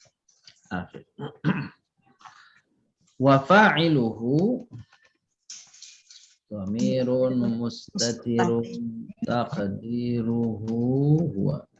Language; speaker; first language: Arabic; non-native, fluent; Indonesian